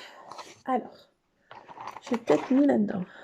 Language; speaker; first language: French; native; French